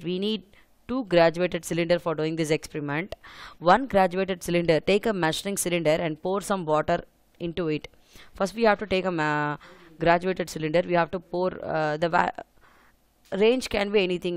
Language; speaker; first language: English; non-native, local second language; Tamil